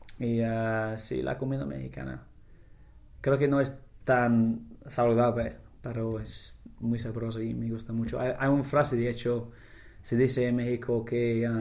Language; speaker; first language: Spanish; non-native, fluent; English